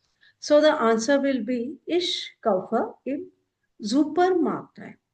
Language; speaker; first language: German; non-native, fluent; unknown